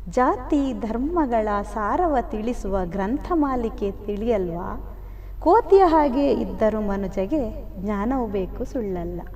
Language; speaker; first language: Kannada; non-native, local second language; Tulu